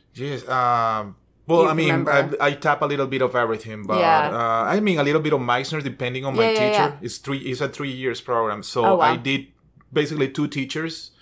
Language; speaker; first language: English; non-native, fluent; Spanish